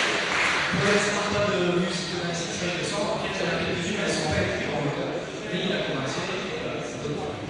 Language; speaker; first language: French; native; French